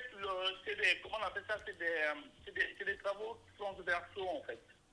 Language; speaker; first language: French; native; French